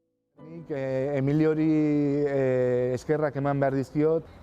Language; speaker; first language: Basque; native; Basque